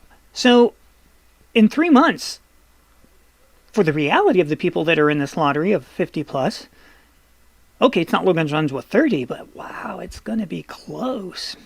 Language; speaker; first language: English; native; English